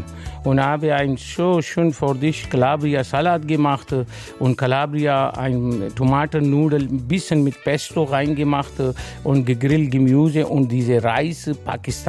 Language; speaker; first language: German; non-native, learner; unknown